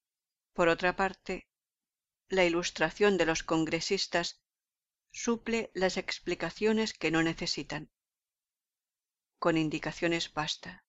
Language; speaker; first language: Spanish; native; Spanish